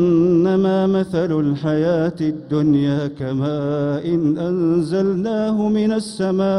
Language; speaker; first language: Arabic; native; Arabic